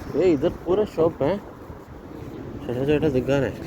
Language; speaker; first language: Hindi; non-native, local second language; Malayalam